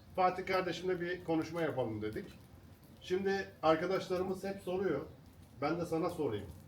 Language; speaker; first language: Turkish; native; Turkish